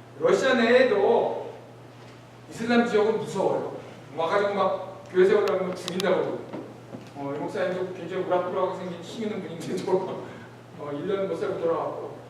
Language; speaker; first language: Korean; native; Korean